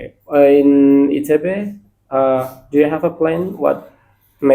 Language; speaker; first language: English; non-native, learner; Indonesian